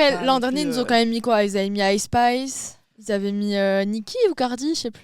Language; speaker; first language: French; native; French